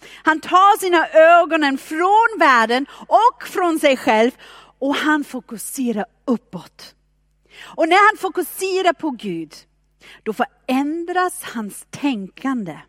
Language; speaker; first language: Swedish; non-native, fluent; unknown